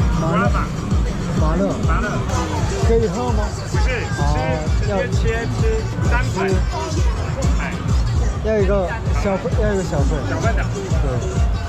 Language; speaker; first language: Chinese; non-native, learner; Korean